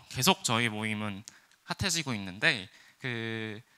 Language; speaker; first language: Korean; native; Korean